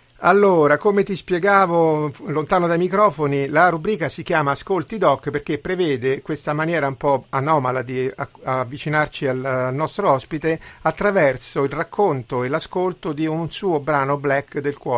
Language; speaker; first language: Italian; native; Italian